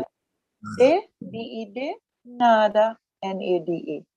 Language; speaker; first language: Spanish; non-native, fluent; English